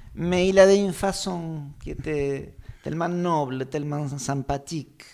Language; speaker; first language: French; non-native, fluent; Spanish